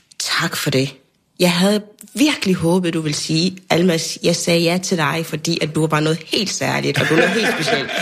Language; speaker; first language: Danish; early bilingual, other home language; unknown